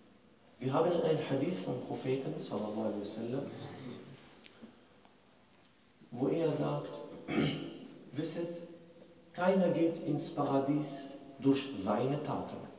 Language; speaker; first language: German; non-native, fluent; Arabic